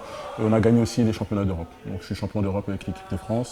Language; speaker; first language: French; native; French